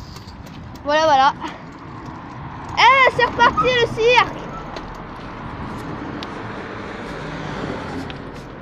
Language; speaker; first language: French; native; French